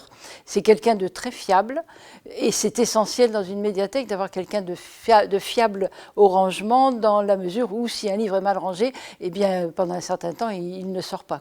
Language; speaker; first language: French; native; French